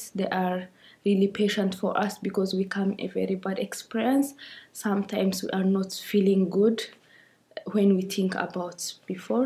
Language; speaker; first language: English; non-native, learner; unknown